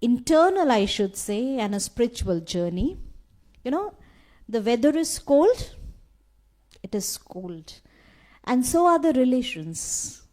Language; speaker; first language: English; non-native, local second language; Hindi